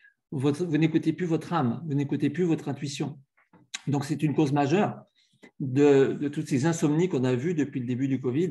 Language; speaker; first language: French; native; French